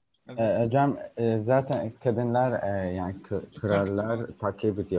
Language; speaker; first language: Turkish; non-native, learner; Arabic